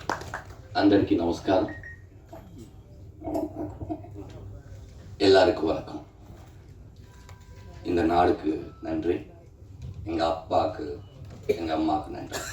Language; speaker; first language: Tamil; non-native, learner; Telugu